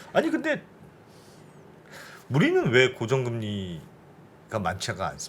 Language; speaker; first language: Korean; native; Korean